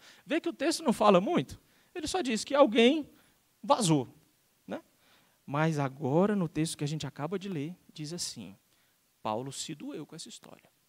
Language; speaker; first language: Portuguese; native; Portuguese